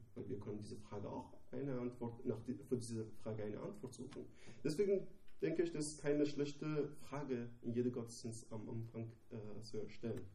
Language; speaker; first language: German; non-native, learner; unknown